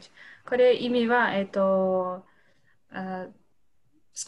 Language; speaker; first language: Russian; non-native, learner; Japanese